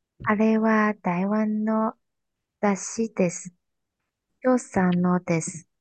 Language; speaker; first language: Japanese; non-native, learner; Chinese